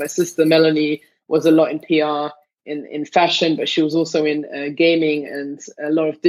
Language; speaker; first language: English; native; English